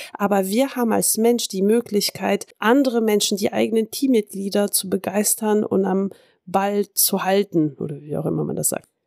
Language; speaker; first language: German; early bilingual, heritage; French